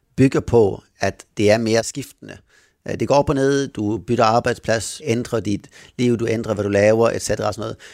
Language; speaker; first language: Danish; native; Danish